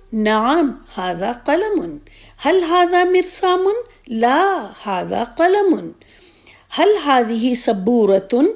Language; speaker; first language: Arabic; non-native, fluent; Urdu